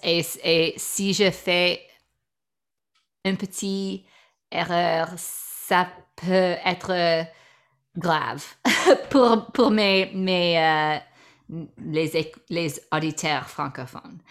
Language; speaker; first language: French; non-native, learner; English